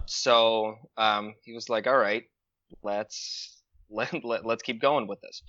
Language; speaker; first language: English; early bilingual, other home language; Russian